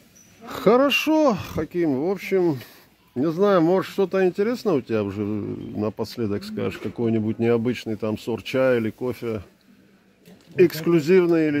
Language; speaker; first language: Russian; native; Russian